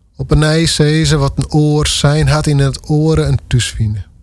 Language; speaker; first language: Dutch; non-native, local second language; Western Frisian